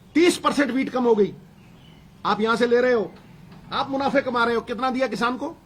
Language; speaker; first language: Hindi; non-native, local second language; Punjabi